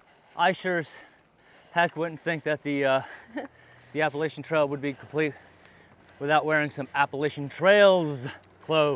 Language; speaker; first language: English; native; English